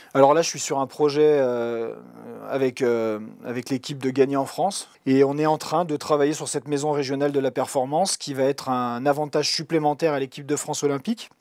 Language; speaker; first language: French; native; French